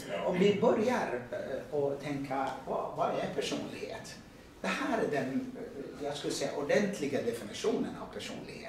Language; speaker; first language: Swedish; non-native, fluent; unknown